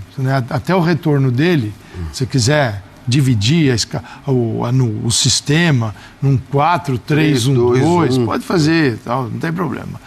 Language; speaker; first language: Portuguese; native; Portuguese